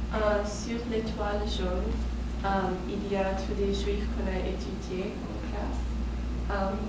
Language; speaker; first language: French; non-native, learner; English